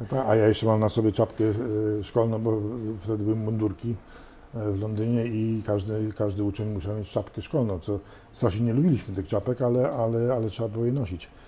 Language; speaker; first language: Polish; early bilingual, heritage; Polish